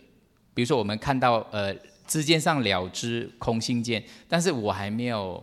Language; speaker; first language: Chinese; native; Chinese